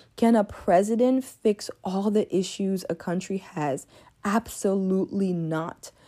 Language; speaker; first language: English; early bilingual, other home language; French